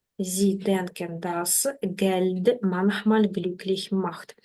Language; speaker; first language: German; non-native, fluent; Ukrainian